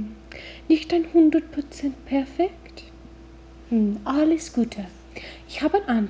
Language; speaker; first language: German; non-native, learner; English